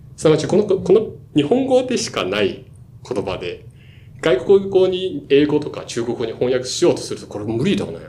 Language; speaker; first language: Japanese; non-native, fluent; Chinese